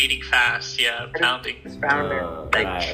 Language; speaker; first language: English; non-native, learner; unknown